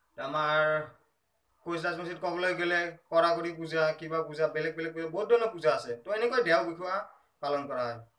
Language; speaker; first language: Assamese; non-native, local second language; Rangpuri